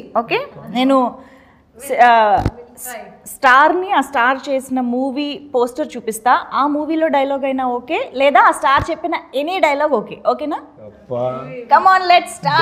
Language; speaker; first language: Telugu; native; Telugu